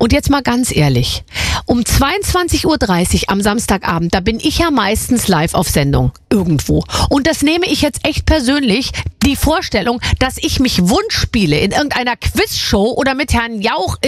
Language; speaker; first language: German; native; German